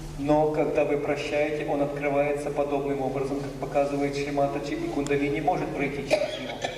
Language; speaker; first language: Russian; native; Russian